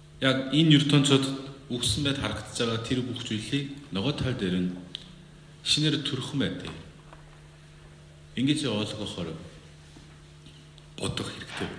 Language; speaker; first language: Mongolian; non-native, fluent; Korean